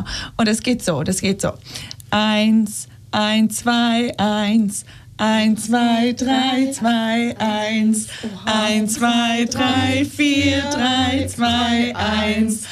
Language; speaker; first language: German; non-native, fluent; Hebrew